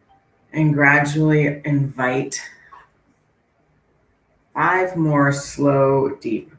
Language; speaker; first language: English; native; English